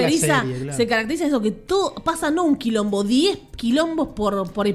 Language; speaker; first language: Spanish; native; Spanish